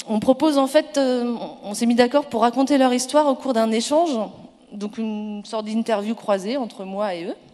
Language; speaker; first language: French; native; French